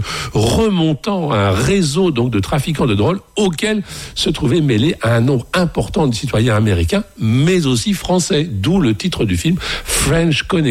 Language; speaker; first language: French; native; French